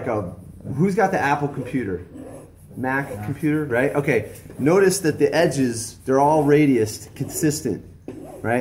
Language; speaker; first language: English; native; English